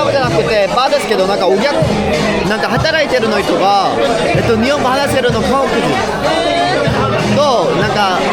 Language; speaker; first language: Japanese; non-native, learner; Korean